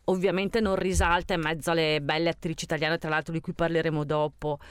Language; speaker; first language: Italian; native; Italian